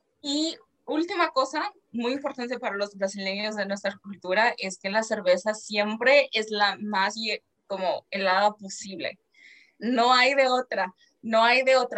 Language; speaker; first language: Spanish; non-native, fluent; Portuguese